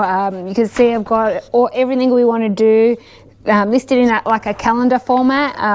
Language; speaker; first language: English; native; English